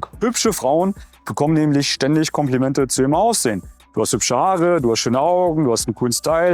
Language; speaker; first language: German; native; German